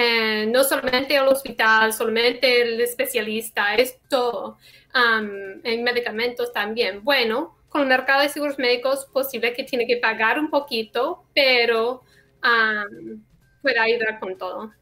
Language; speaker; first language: Spanish; non-native, fluent; English